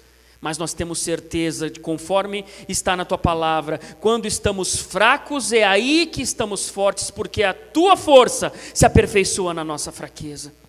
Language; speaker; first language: Portuguese; native; Portuguese